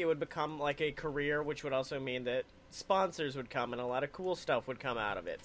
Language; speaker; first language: English; native; English